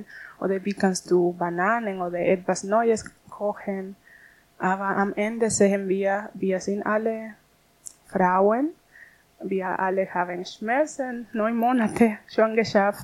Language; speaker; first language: German; non-native, learner; Spanish